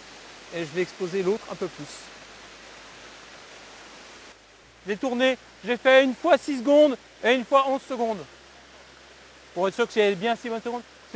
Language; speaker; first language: French; native; French